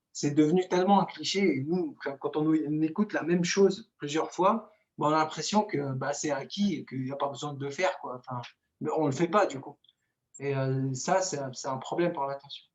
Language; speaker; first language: French; non-native, local second language; Arabic